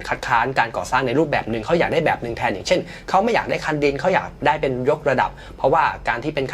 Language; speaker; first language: Thai; native; Thai